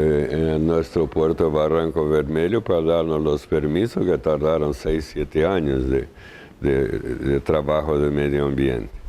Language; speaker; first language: Spanish; non-native, fluent; Portuguese